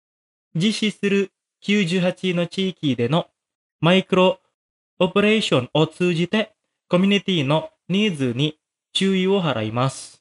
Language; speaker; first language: Japanese; non-native, fluent; Indonesian